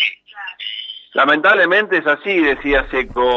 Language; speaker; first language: Spanish; native; Spanish